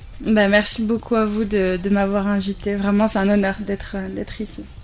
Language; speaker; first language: French; native; French